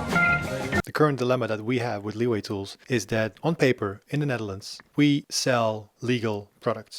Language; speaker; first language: English; non-native, fluent; Dutch